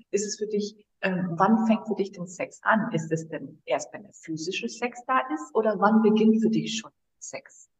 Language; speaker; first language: German; early bilingual, other home language; Vietnamese